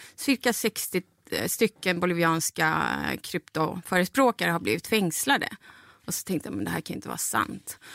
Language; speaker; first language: Swedish; non-native, fluent; Spanish